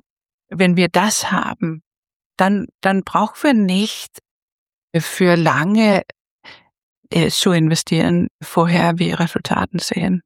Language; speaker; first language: German; non-native, fluent; Danish